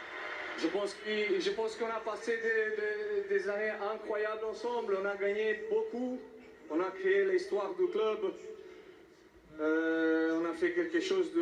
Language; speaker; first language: French; non-native, fluent; Portuguese